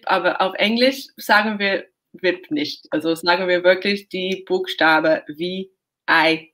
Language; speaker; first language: German; non-native, fluent; English